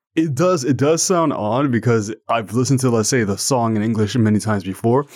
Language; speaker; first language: English; non-native, fluent; French